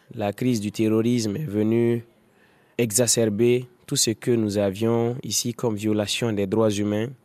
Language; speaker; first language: French; non-native, local second language; Fula